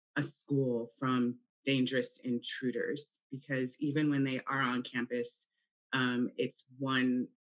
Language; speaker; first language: English; native; English